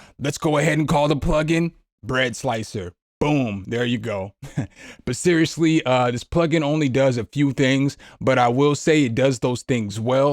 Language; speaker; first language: English; native; English